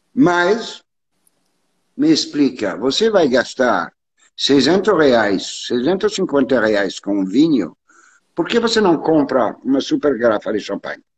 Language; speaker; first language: Portuguese; non-native, learner; French